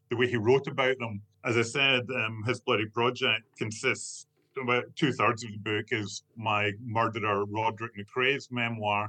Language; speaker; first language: English; native; English